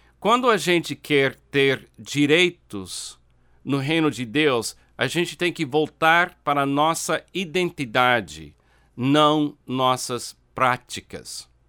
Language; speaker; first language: Portuguese; non-native, fluent; English